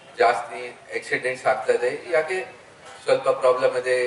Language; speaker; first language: Kannada; non-native, learner; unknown